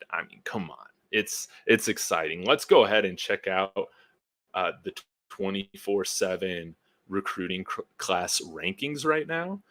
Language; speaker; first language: English; native; English